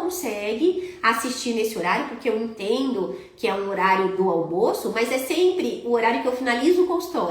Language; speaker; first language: Portuguese; native; Portuguese